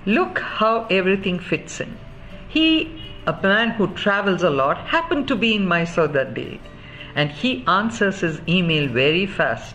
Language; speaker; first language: English; non-native, local second language; Kannada